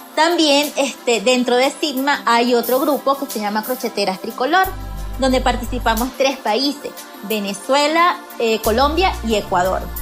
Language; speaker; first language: Spanish; native; Spanish